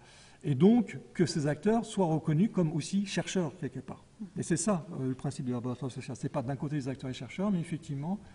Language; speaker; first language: French; native; French